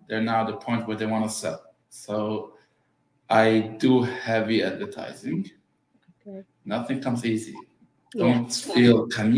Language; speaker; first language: English; early bilingual, other home language; Yiddish